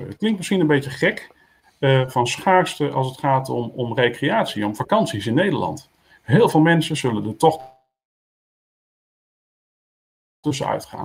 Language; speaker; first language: Dutch; native; Dutch